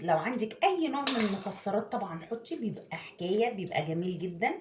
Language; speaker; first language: Arabic; native; Arabic